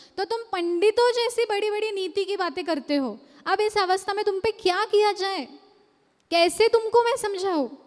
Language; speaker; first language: Hindi; non-native, local second language; Marathi